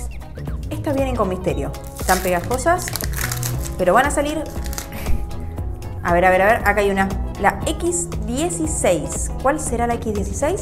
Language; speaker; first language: Spanish; native; Spanish